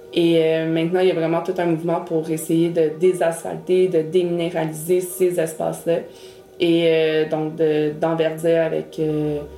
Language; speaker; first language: French; early bilingual, other home language; Spanish